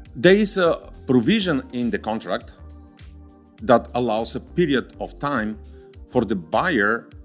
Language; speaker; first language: English; non-native, fluent; Bulgarian